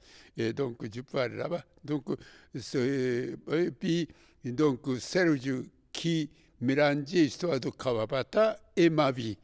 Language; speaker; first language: French; non-native, fluent; Japanese